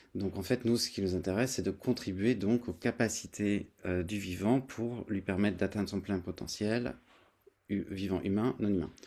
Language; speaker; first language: French; native; French